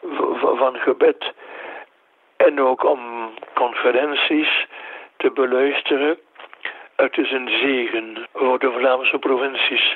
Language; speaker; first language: Dutch; non-native, local second language; French